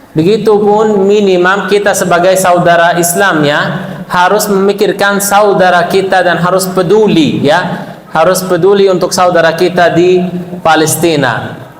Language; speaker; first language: Indonesian; non-native, fluent; Arabic